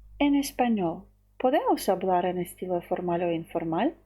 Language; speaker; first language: Spanish; non-native, fluent; Ukrainian